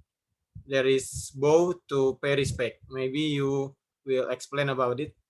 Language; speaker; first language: English; non-native, learner; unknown